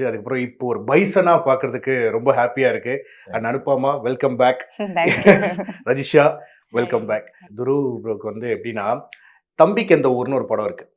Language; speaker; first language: Tamil; native; Tamil